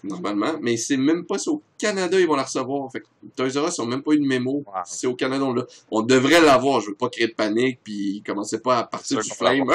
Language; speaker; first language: French; native; French